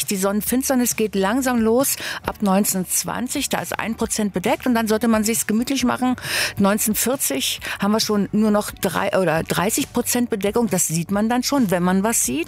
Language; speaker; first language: German; native; German